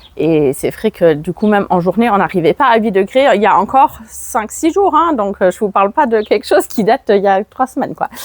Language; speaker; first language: French; non-native, fluent; German